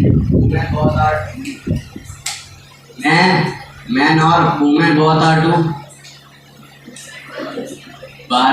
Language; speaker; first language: English; non-native, learner; Hindi